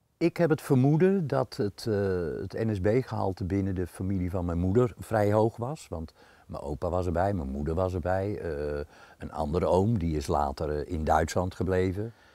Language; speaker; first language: Dutch; native; Dutch